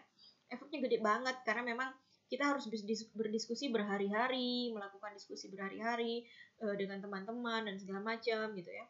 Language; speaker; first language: Indonesian; native; Indonesian